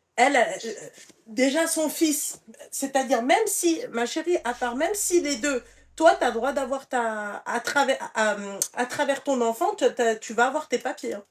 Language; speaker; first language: French; early bilingual, other home language; Arabic